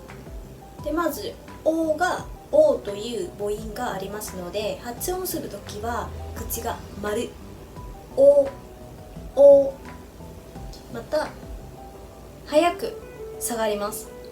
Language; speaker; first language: Japanese; non-native, fluent; Vietnamese